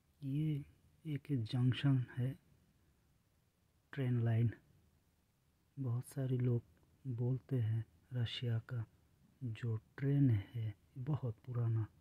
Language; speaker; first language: Hindi; non-native, local second language; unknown